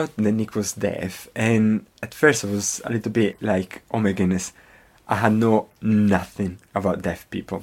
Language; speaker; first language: English; non-native, fluent; Italian